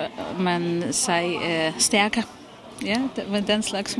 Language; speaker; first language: Danish; non-native, fluent; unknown